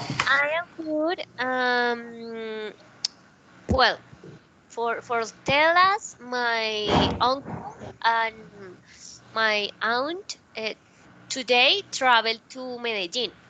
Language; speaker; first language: English; non-native, learner; Spanish